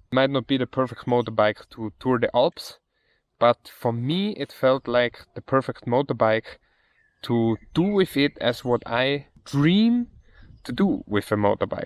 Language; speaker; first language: English; non-native, fluent; German